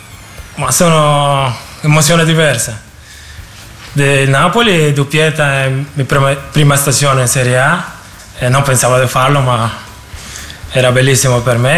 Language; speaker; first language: Italian; non-native, learner; Spanish